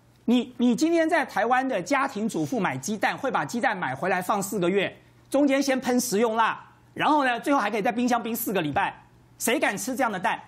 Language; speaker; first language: Chinese; native; Chinese